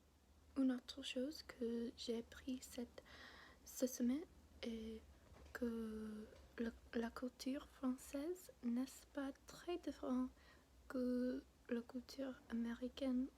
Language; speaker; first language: French; non-native, learner; English